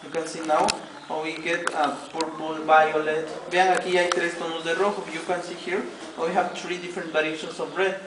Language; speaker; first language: English; non-native, fluent; Spanish